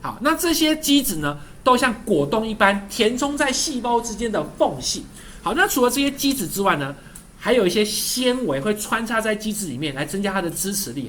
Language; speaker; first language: Chinese; native; Chinese